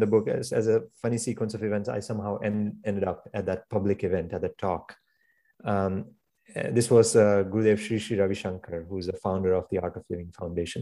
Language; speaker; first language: English; non-native, local second language; Gujarati